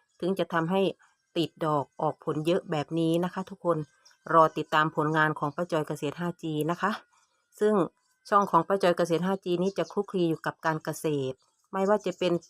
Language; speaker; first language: Thai; native; Thai